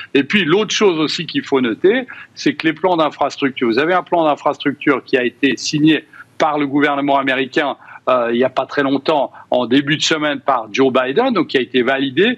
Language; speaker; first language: French; native; French